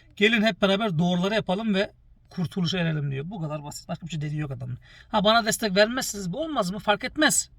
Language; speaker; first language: Turkish; early bilingual, heritage; Turkish